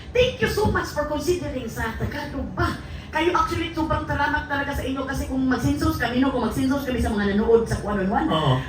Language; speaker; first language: Filipino; non-native, local second language; Cebuano